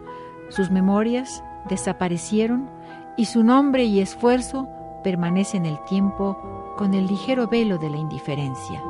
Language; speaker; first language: Spanish; native; Spanish